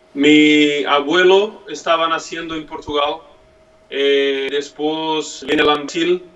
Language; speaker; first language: Spanish; non-native, learner; Portuguese